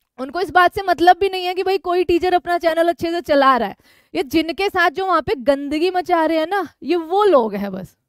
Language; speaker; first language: Hindi; native; Hindi